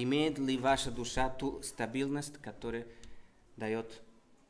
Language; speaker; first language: Russian; non-native, fluent; Spanish